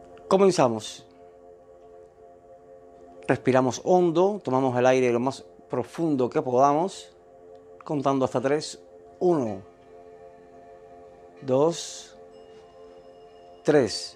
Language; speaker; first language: Spanish; native; Spanish